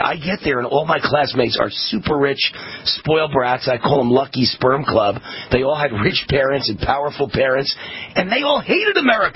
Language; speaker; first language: English; native; English